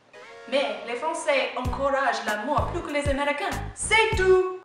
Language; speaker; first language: French; non-native, learner; English